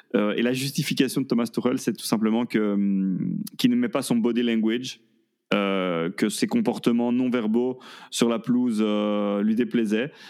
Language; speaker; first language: French; native; French